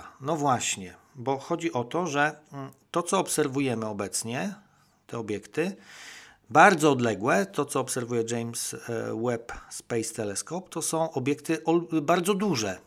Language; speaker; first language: Polish; native; Polish